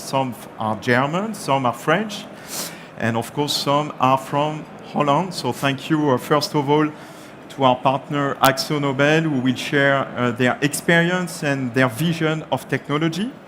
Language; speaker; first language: English; non-native, fluent; French